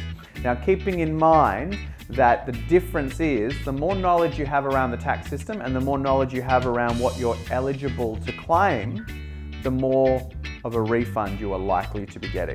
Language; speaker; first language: English; native; English